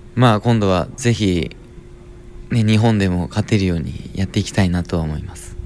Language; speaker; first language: Japanese; native; Japanese